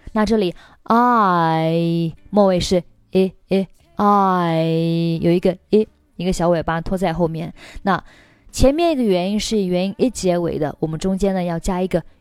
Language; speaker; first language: Chinese; native; Chinese